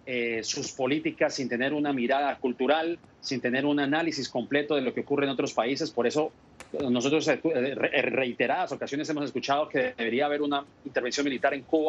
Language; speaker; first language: Spanish; native; Spanish